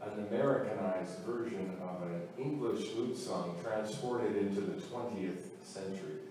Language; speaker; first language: English; native; English